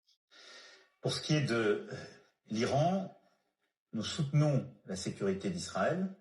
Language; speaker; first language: French; native; French